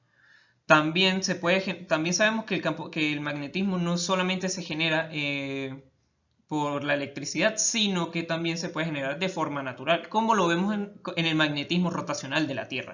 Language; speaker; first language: Spanish; native; Spanish